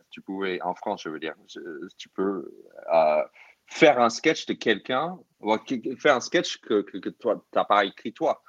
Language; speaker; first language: French; non-native, fluent; English